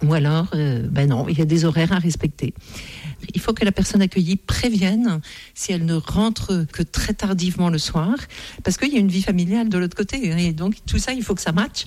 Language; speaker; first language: French; native; French